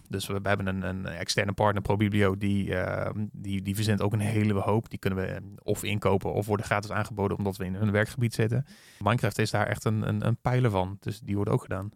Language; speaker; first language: Dutch; native; Dutch